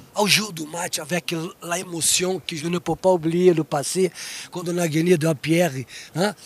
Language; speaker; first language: French; non-native, learner; Portuguese